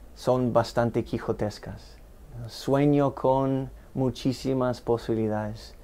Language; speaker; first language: Spanish; non-native, fluent; English